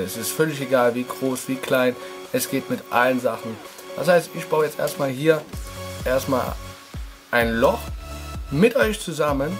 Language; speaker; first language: German; native; German